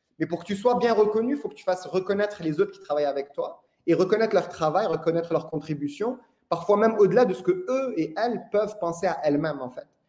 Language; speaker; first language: French; non-native, local second language; Arabic